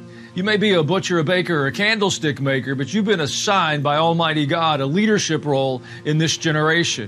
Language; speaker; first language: English; native; English